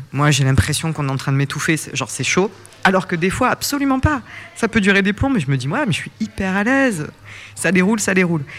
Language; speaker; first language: French; native; French